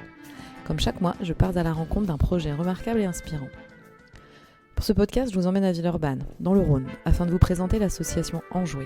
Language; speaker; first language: French; native; French